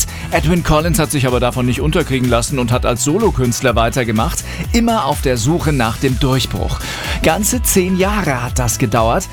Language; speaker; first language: German; native; German